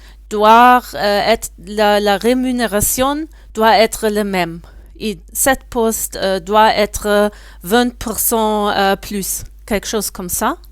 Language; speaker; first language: French; non-native, learner; German